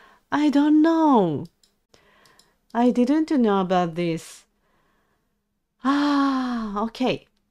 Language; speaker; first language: English; non-native, learner; Japanese